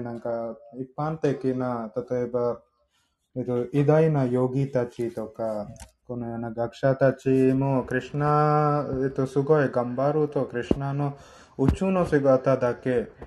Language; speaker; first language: Japanese; non-native, learner; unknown